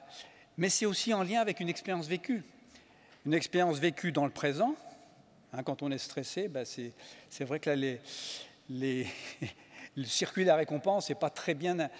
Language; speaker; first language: French; native; French